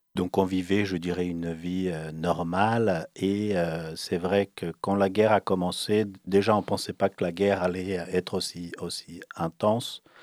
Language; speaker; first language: French; early bilingual, other home language; Bosnian